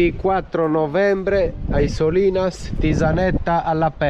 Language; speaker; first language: Italian; native; Italian